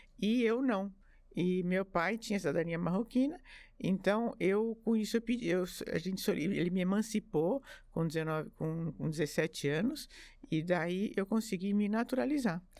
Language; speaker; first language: Portuguese; early bilingual, other home language; French